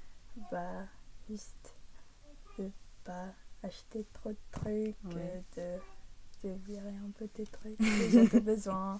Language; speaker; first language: French; early bilingual, heritage; English